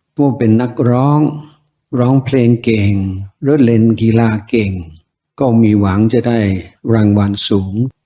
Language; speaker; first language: Thai; non-native, fluent; English